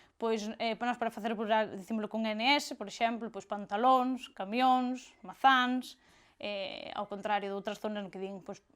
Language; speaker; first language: Galician; native; Galician